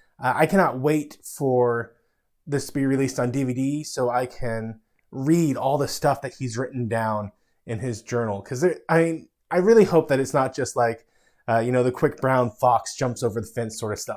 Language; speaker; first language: English; native; English